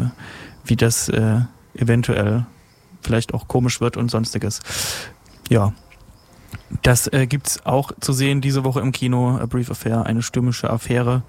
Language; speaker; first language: German; native; German